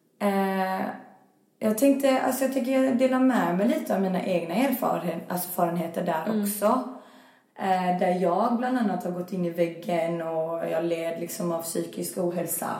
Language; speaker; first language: Swedish; early bilingual, other home language; Albanian